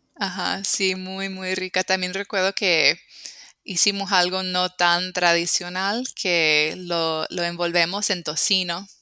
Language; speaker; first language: Spanish; non-native, fluent; English